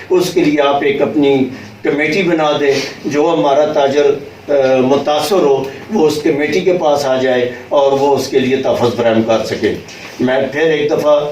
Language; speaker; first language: Urdu; non-native, local second language; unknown